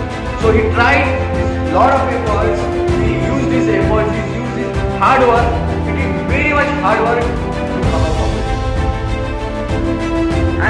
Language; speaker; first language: English; non-native, local second language; Marathi